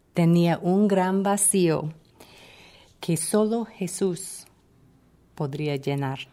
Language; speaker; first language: Spanish; non-native, fluent; English